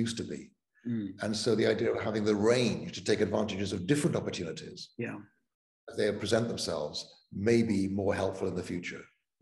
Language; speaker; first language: English; non-native, local second language; Welsh